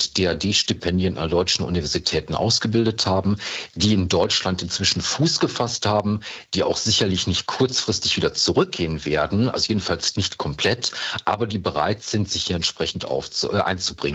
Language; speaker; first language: German; native; German